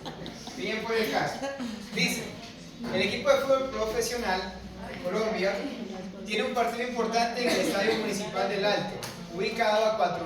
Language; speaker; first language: Spanish; native; Spanish